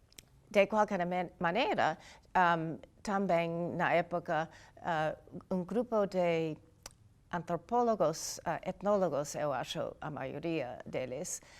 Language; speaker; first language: Portuguese; non-native, learner; English